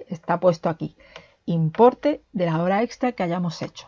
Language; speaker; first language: Spanish; native; Spanish